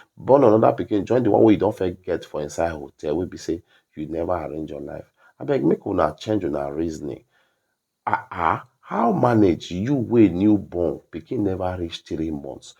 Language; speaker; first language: Nigerian Pidgin; native; Nigerian Pidgin